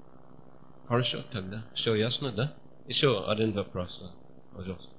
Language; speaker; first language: Russian; non-native, fluent; English